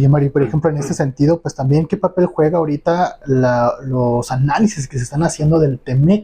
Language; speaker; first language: Spanish; native; Spanish